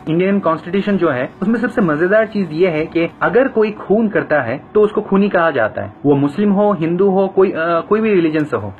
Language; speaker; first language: Hindi; non-native, fluent; Bangla